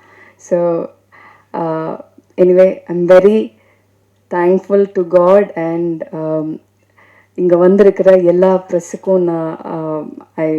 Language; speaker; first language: Tamil; non-native, fluent; Malayalam